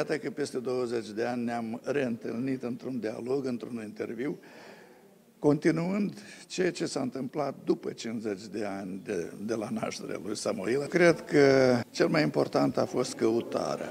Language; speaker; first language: Romanian; native; Romanian